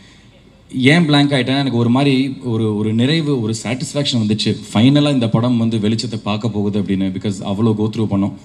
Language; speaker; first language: Tamil; native; Tamil